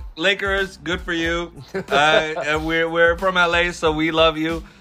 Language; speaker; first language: English; early bilingual, other home language; Arabic